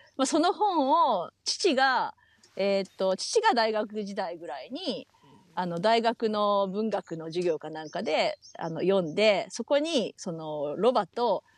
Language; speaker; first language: Japanese; native; Japanese